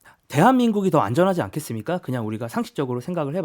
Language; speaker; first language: Korean; native; Korean